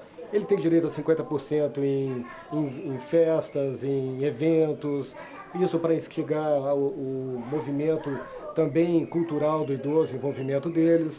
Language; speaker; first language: Portuguese; native; Portuguese